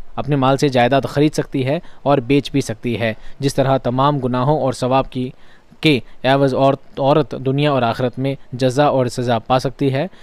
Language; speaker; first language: Hindi; native; Hindi